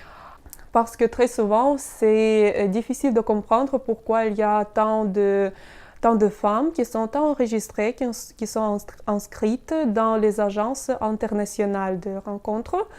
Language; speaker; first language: French; non-native, fluent; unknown